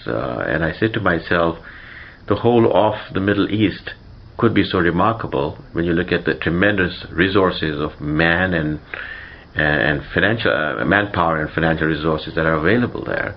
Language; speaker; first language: English; non-native, local second language; Gujarati